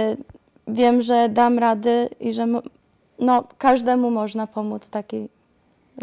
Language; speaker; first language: Polish; early bilingual, heritage; Polish